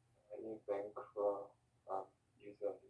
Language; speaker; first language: English; non-native, learner; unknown